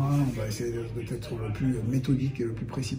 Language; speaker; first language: French; native; French